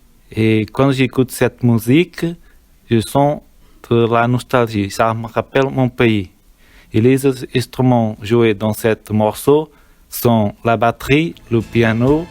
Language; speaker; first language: French; non-native, learner; Portuguese